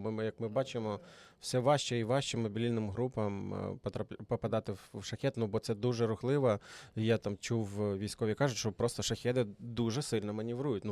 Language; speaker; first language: Ukrainian; native; Ukrainian